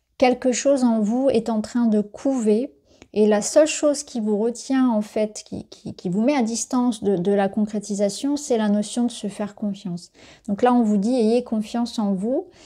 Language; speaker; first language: French; native; French